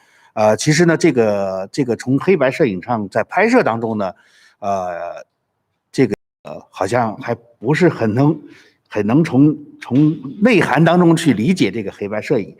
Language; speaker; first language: Chinese; native; Chinese